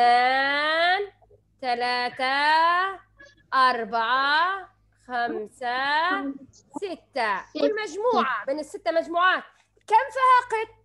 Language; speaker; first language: Arabic; native; Arabic